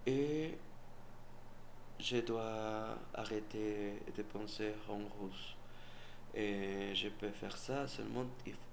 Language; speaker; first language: French; non-native, learner; Spanish